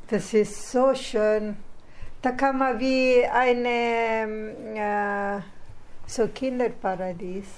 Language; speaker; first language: German; non-native, learner; Italian